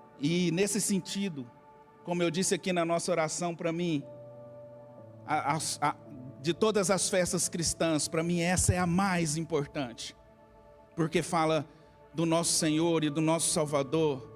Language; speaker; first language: Portuguese; native; Portuguese